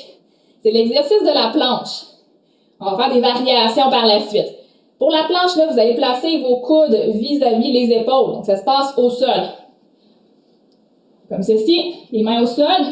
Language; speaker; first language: French; native; French